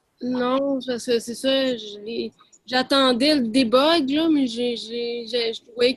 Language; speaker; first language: French; native; French